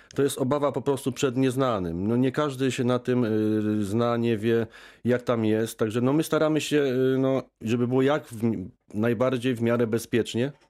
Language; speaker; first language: Polish; native; Polish